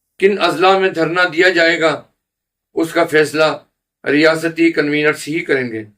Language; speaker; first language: Urdu; native; Urdu